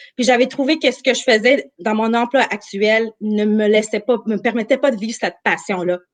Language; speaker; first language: French; early bilingual, other home language; Armenian